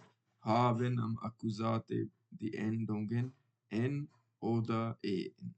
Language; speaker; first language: German; non-native, learner; Baluchi